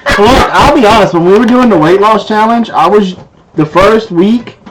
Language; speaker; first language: English; native; English